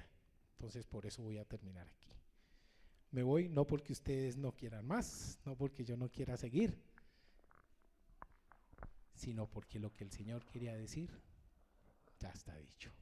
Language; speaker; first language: Spanish; native; Spanish